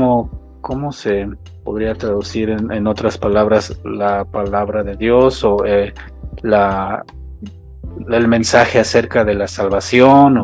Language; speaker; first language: Spanish; non-native, local second language; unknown